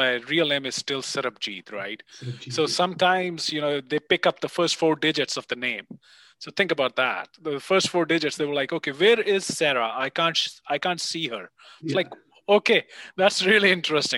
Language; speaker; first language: English; non-native, local second language; Punjabi